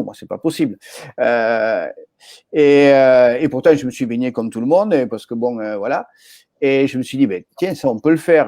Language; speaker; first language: French; native; French